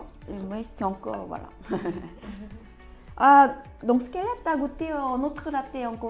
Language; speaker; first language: French; non-native, learner; Korean